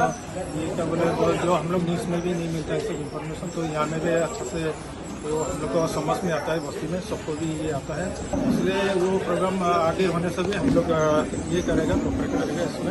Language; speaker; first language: Hindi; non-native, local second language; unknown